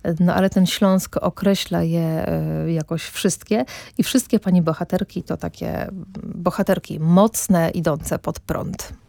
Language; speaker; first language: Polish; native; Polish